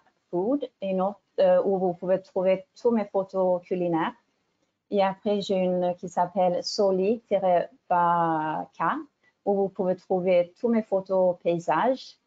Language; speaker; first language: French; non-native, fluent; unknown